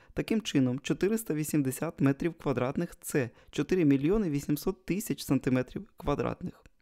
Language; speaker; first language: Ukrainian; non-native, local second language; Russian